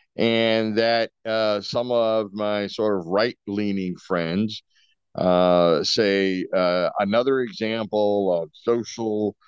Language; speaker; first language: English; native; English